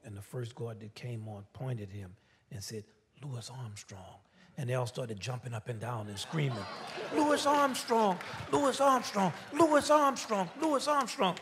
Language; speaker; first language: English; native; English